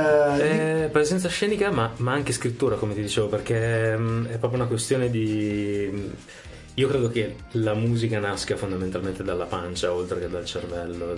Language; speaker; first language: Italian; native; Italian